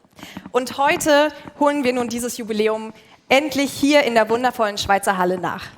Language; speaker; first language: German; native; German